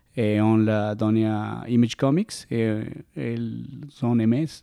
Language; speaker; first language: French; non-native, learner; Spanish